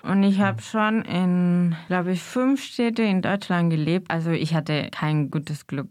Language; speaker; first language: German; non-native, fluent; Spanish